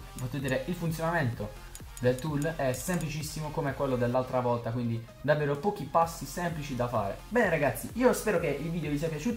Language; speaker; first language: Italian; native; Italian